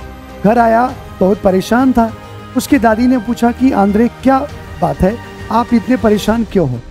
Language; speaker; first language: Hindi; native; Hindi